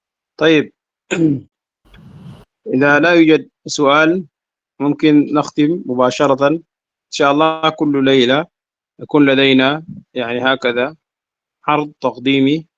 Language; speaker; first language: Arabic; non-native, fluent; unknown